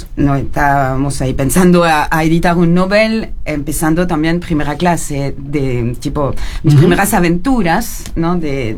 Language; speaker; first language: Spanish; non-native, fluent; French